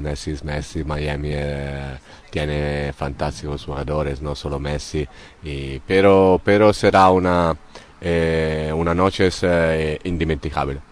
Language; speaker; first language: Spanish; non-native, learner; Italian